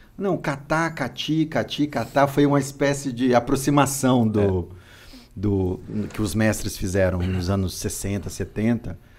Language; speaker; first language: Portuguese; native; Portuguese